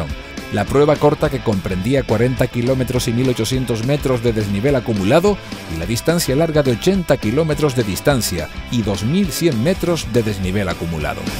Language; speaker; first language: Spanish; native; Spanish